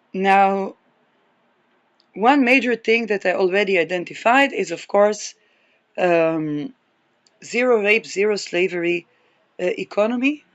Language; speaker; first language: English; non-native, fluent; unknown